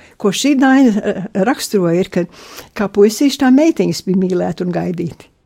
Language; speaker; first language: Latvian; early bilingual, heritage; Latvian